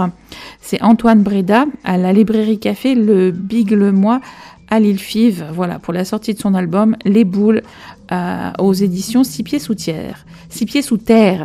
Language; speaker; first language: French; native; French